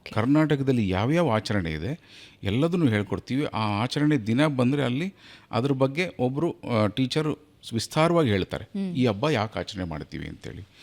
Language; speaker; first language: Kannada; native; Kannada